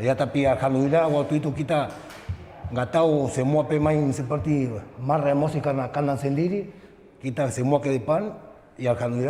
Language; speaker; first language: Indonesian; non-native, learner; Spanish